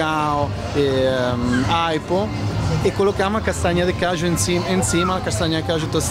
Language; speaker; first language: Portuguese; non-native, learner; Italian